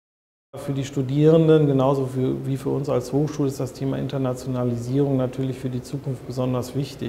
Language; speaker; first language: German; native; German